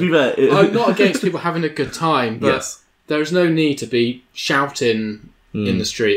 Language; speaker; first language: English; native; English